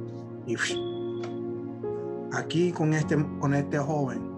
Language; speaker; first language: Spanish; early bilingual, heritage; Spanish